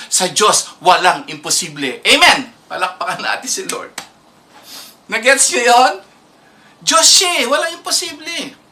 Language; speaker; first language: Filipino; native; Filipino